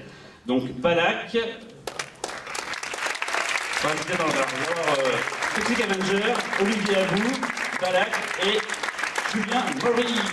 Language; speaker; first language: French; native; French